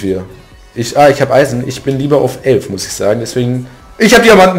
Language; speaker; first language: German; native; German